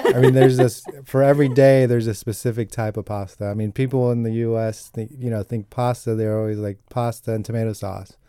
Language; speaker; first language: English; non-native, fluent; Italian